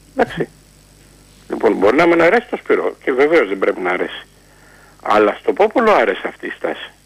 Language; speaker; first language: Greek; native; Greek